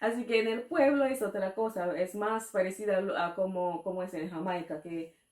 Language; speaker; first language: Spanish; non-native, fluent; English